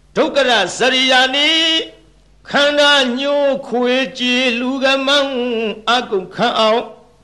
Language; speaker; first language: Burmese; native; Burmese